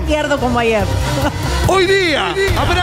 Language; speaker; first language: Spanish; native; Spanish